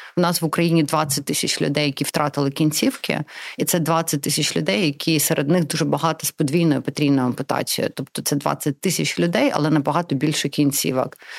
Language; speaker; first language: Ukrainian; non-native, local second language; Russian